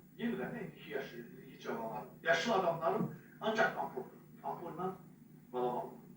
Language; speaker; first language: Azerbaijani; non-native, local second language; Avaric